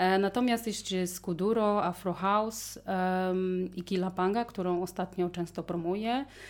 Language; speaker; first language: Polish; non-native, fluent; Portuguese